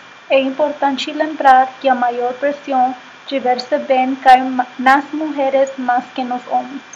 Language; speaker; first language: Portuguese; non-native, fluent; Spanish